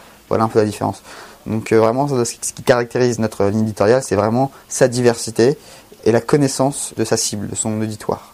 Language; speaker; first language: French; native; French